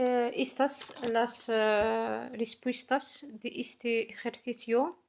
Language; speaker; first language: Spanish; non-native, fluent; French